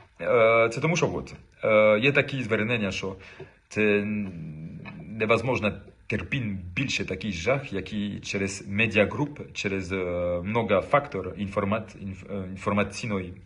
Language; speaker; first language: Ukrainian; non-native, learner; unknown